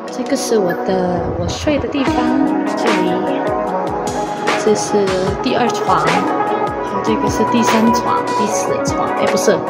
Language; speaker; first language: Chinese; non-native, fluent; Indonesian